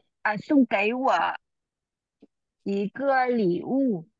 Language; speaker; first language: Chinese; non-native, learner; Vietnamese